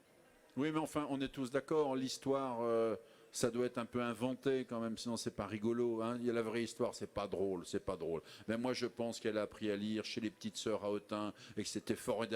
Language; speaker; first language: French; native; French